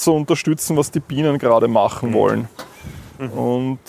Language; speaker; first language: German; native; German